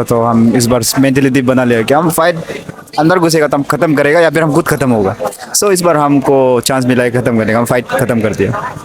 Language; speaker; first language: Hindi; non-native, local second language; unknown